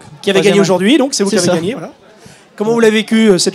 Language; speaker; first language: French; native; French